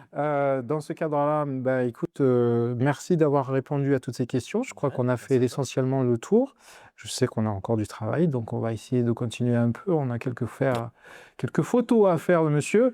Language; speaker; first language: French; native; French